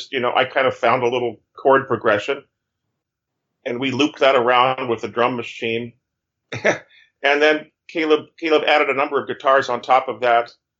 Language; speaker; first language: English; native; English